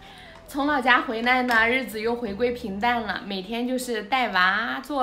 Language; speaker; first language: Chinese; native; Chinese